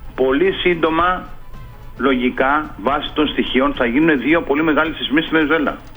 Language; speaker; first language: Greek; non-native, fluent; Spanish